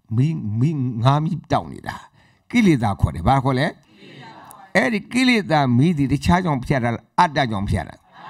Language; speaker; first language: Burmese; native; Burmese